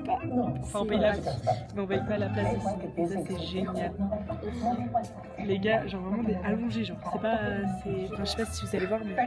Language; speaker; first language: French; native; French